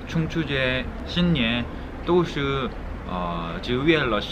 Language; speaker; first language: Chinese; non-native, learner; Korean